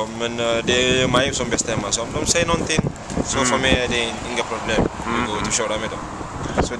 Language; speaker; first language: Swedish; non-native, fluent; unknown